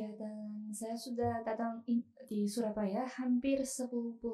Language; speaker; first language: Indonesian; non-native, learner; Chinese